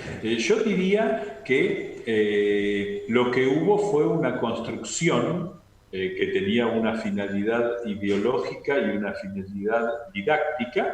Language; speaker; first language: Spanish; native; Spanish